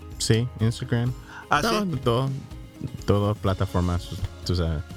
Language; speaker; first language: Spanish; early bilingual, heritage; Spanish